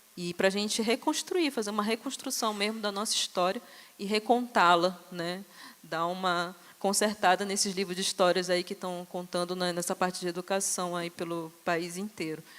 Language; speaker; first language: Portuguese; native; Portuguese